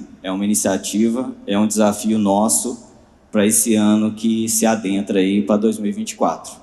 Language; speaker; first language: Portuguese; native; Portuguese